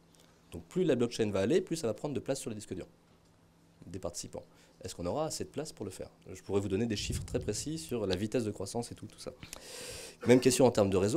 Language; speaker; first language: French; native; French